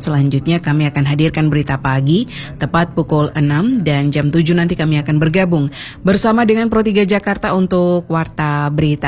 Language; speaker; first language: Indonesian; native; Indonesian